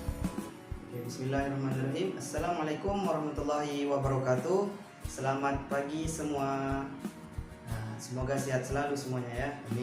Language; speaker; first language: Indonesian; native; Indonesian